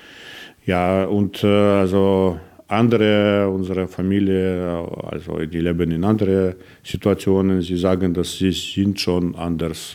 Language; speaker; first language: German; non-native, learner; Russian